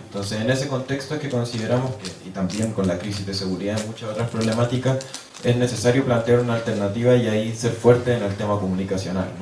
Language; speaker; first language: Spanish; native; Spanish